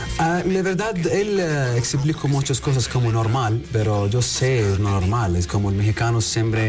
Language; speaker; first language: Spanish; non-native, learner; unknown